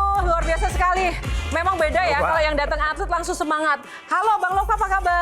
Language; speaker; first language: Indonesian; native; Indonesian